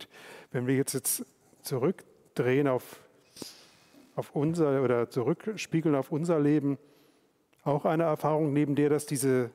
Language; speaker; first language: German; native; German